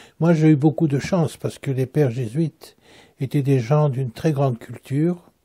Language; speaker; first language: French; native; French